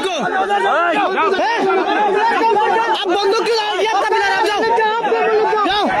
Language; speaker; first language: Hindi; non-native, learner; Bangla